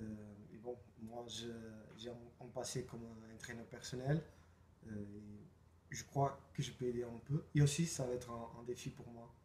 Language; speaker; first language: French; non-native, fluent; Spanish